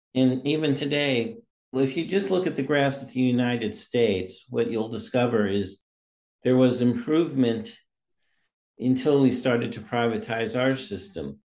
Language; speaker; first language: English; native; English